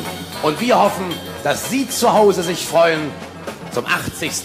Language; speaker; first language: German; native; German